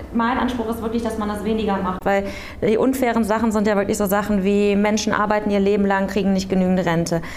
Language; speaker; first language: German; early bilingual, other home language; Korean